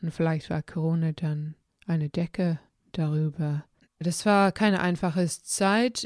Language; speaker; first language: German; early bilingual, heritage; English